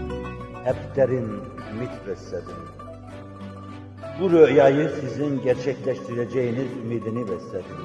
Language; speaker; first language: Turkish; native; Turkish